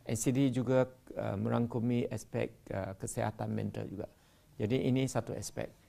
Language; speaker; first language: Malay; non-native, local second language; Chinese